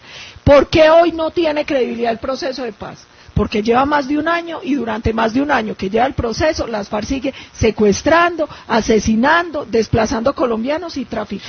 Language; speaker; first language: Spanish; native; Spanish